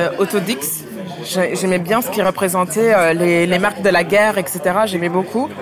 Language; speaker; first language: French; early bilingual, other home language; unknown